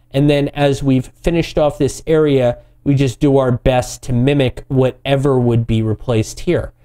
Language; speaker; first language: English; native; English